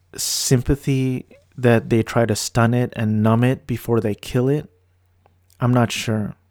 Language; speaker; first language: English; early bilingual, other home language; Filipino